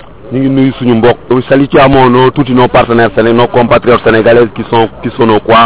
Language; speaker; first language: Italian; non-native, learner; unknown